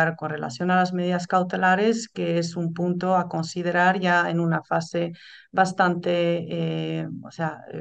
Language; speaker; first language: Spanish; non-native, fluent; Dutch